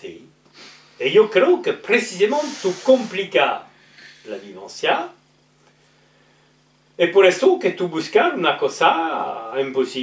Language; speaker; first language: Spanish; non-native, learner; French